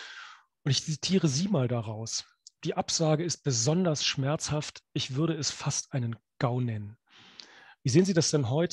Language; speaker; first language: German; native; German